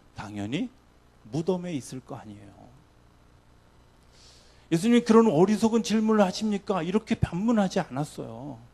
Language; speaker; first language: Korean; native; Korean